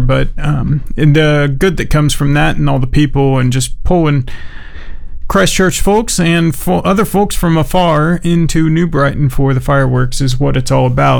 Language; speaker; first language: English; native; English